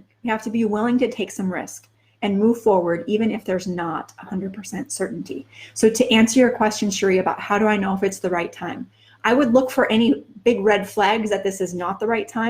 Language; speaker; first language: English; native; English